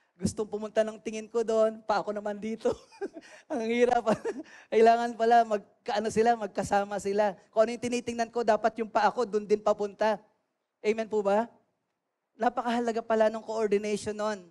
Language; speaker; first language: Filipino; native; Filipino